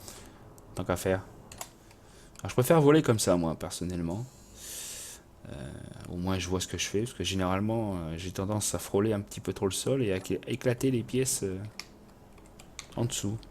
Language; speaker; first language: French; native; French